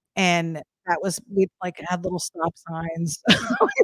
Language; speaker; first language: English; native; English